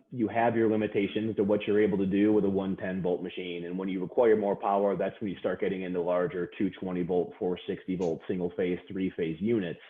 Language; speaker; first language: English; native; English